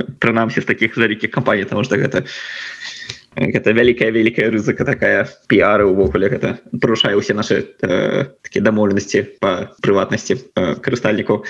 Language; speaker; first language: Belarusian; non-native, local second language; Russian